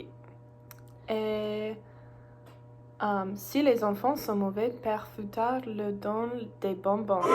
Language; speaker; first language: French; non-native, learner; English